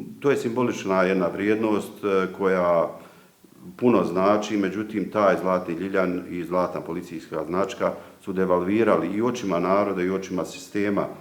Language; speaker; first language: Bosnian; native; Bosnian